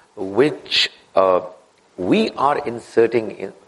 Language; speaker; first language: English; non-native, local second language; Urdu